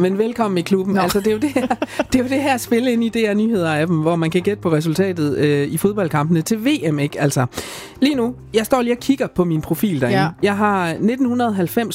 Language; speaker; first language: Danish; native; Danish